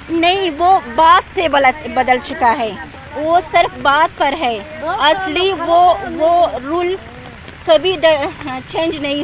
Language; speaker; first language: Hindi; non-native, learner; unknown